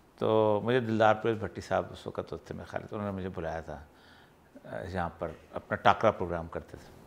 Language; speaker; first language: Urdu; non-native, local second language; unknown